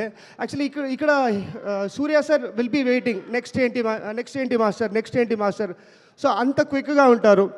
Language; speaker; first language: Telugu; non-native, local second language; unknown